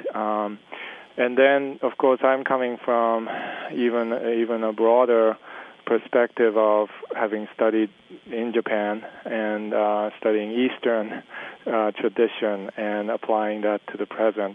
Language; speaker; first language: English; early bilingual, other home language; Japanese